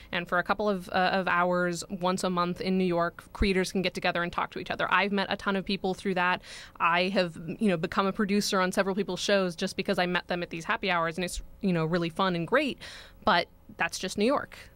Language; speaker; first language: English; native; English